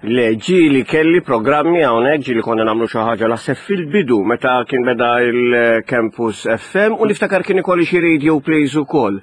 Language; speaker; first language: Maltese; native; Maltese